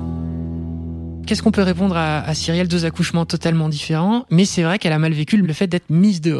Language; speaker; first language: French; native; French